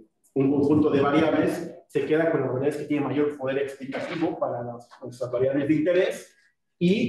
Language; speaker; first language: Spanish; native; Spanish